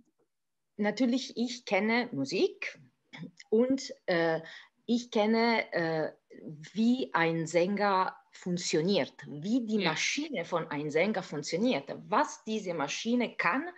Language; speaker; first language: German; non-native, fluent; Italian